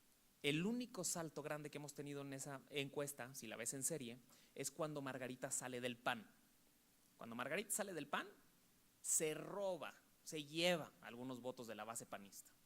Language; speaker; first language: Spanish; native; Spanish